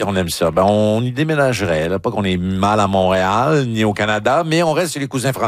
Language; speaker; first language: French; native; French